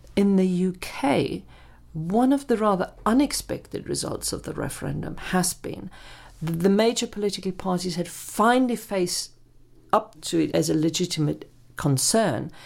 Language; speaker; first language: English; non-native, fluent; German